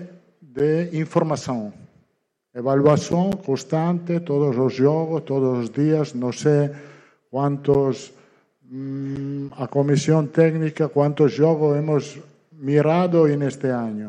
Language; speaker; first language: Portuguese; non-native, learner; Italian